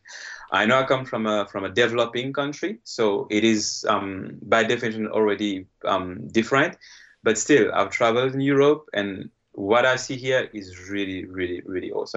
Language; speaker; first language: English; non-native, fluent; Morisyen